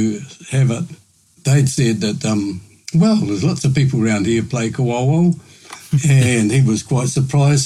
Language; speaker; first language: English; native; English